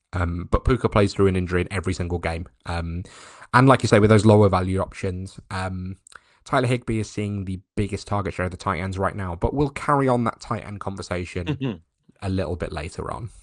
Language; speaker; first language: English; native; English